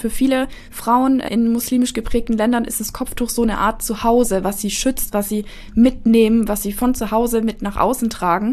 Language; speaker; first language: German; native; German